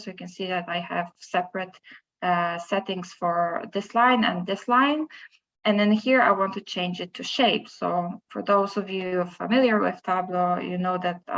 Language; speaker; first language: English; non-native, fluent; Polish